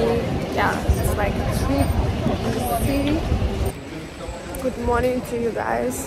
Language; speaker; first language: English; non-native, learner; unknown